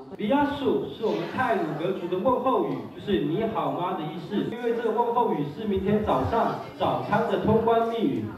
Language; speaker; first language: Chinese; native; Chinese